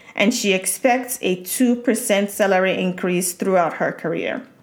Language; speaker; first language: English; non-native, local second language; Yoruba